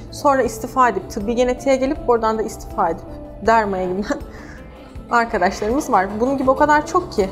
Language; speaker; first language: Turkish; native; Turkish